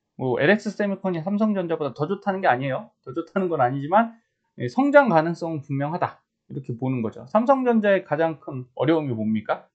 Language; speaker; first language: Korean; native; Korean